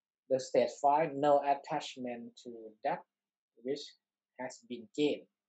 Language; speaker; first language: English; non-native, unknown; Thai